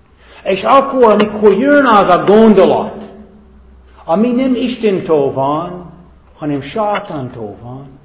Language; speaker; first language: Hungarian; non-native, fluent; English